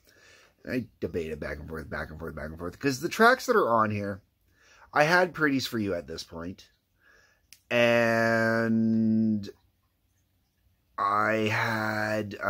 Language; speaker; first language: English; native; English